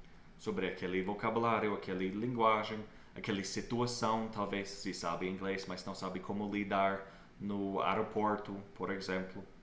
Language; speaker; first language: Portuguese; non-native, fluent; English